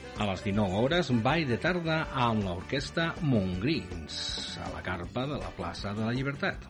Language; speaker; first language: Catalan; native; Catalan